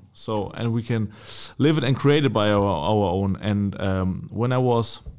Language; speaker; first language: English; non-native, fluent; German